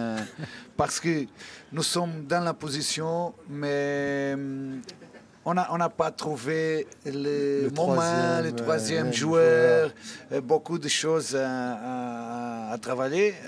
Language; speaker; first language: French; non-native, learner; Portuguese